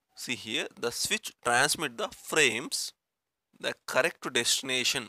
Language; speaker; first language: English; non-native, local second language; Telugu